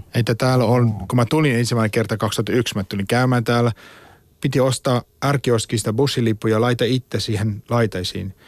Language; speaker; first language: Finnish; non-native, fluent; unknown